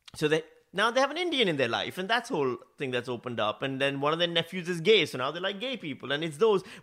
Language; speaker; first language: English; non-native, local second language; Urdu